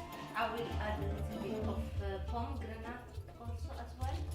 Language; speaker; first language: English; non-native, learner; Arabic